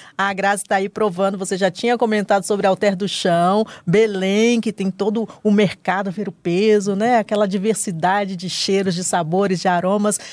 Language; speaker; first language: Portuguese; native; Portuguese